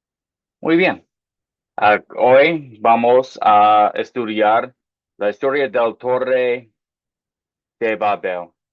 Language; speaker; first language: Spanish; non-native, fluent; English